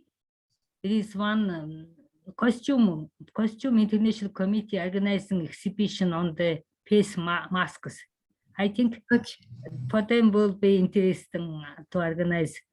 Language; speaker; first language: English; non-native, learner; Mongolian